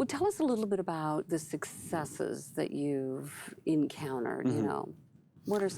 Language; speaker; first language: English; native; English